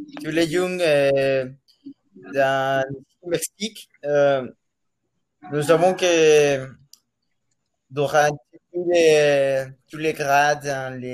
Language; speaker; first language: French; non-native, learner; Spanish